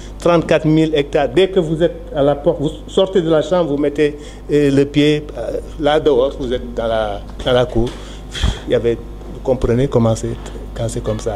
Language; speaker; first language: French; non-native, local second language; Wolof